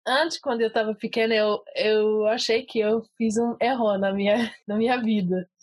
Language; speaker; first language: Portuguese; early bilingual, heritage; Portuguese